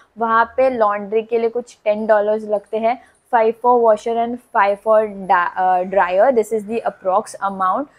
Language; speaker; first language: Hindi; non-native, local second language; Tulu